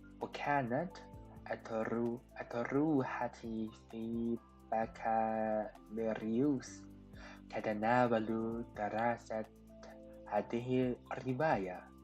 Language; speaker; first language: Arabic; non-native, fluent; Chinese